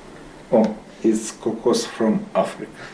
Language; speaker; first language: English; non-native, learner; Russian